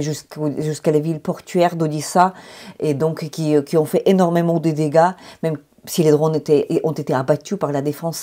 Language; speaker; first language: French; non-native, fluent; Ukrainian